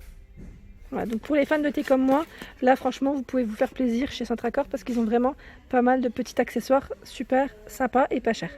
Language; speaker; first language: French; native; French